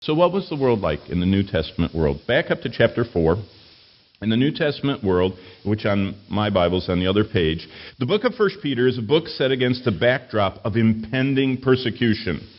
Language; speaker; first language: English; native; English